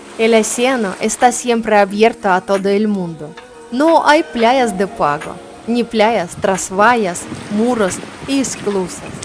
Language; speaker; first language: Spanish; non-native, learner; Ukrainian